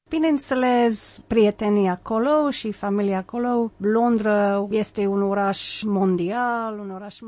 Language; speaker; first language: Romanian; non-native, fluent; English